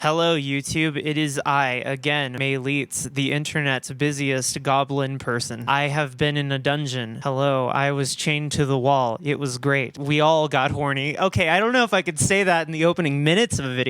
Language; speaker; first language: English; native; English